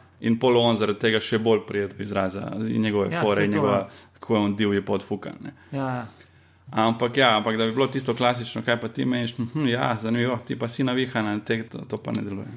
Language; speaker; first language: Slovenian; native; Slovenian